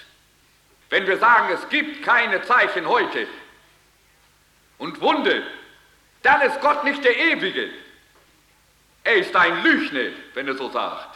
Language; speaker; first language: German; early bilingual, heritage; German